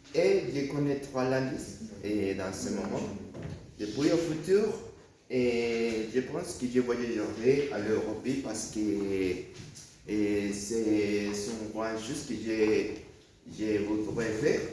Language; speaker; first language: French; non-native, learner; Spanish